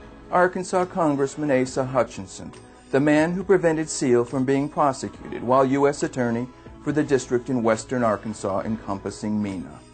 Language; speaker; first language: English; native; English